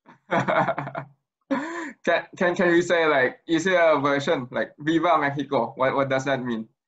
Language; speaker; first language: English; non-native, fluent; Thai